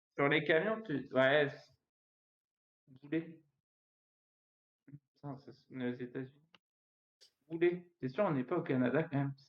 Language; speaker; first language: French; native; French